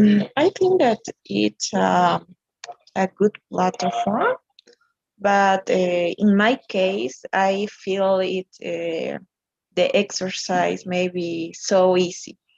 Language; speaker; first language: English; non-native, learner; Spanish